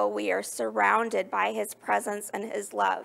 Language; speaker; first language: English; native; English